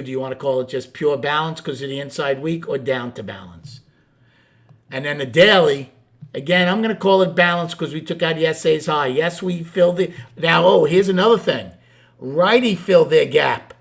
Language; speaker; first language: English; native; English